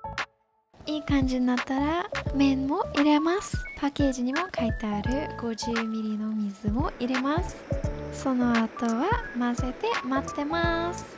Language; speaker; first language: Japanese; non-native, fluent; English